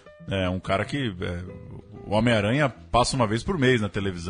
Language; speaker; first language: Portuguese; native; Portuguese